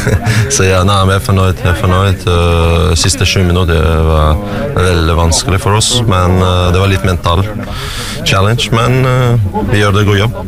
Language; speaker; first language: Norwegian; non-native, learner; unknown